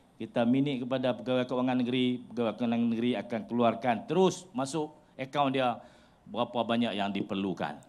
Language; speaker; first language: Malay; native; Malay